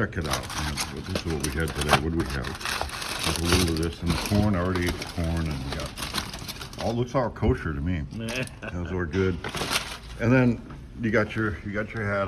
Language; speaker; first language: English; native; English